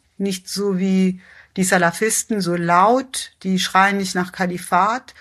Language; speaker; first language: German; early bilingual, other home language; Persian